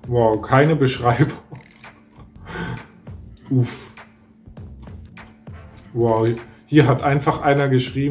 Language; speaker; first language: German; native; German